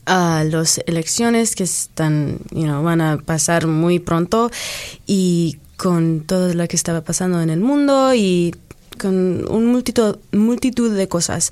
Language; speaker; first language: Spanish; early bilingual, heritage; English